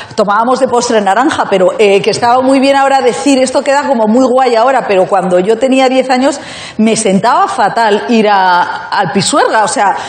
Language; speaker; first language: Spanish; native; Spanish